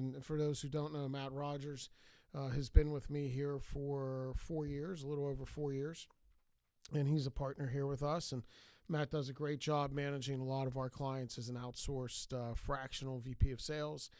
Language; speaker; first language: English; native; English